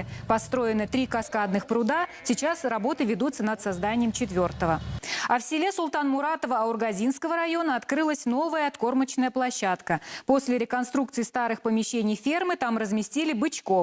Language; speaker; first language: Russian; native; Russian